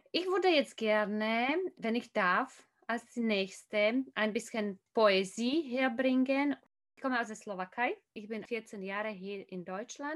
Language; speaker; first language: German; non-native, fluent; Slovak